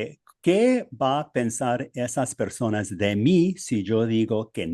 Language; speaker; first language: Spanish; non-native, fluent; English